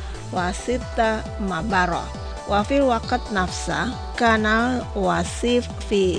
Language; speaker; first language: Arabic; non-native, fluent; Indonesian